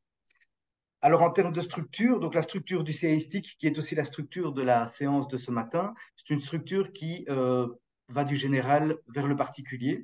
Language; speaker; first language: French; native; French